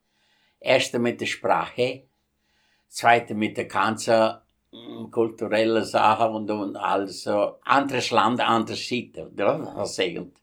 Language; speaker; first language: German; non-native, fluent; Italian